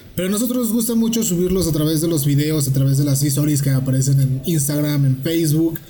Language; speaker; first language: Spanish; native; Spanish